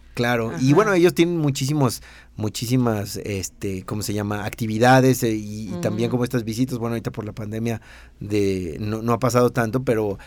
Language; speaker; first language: Spanish; native; Spanish